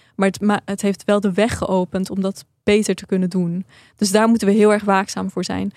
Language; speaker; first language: Dutch; early bilingual, other home language; Persian